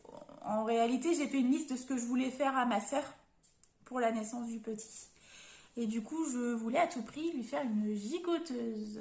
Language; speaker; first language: French; native; French